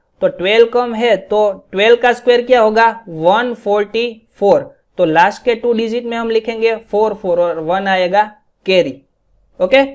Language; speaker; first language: Hindi; non-native, local second language; Gujarati